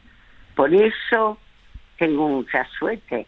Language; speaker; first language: Spanish; early bilingual, other home language; French